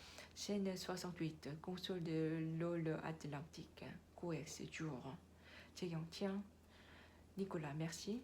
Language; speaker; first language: French; non-native, learner; Korean